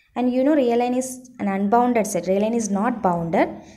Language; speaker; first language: English; non-native, local second language; Malayalam